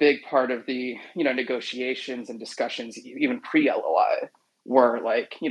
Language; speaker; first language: English; native; English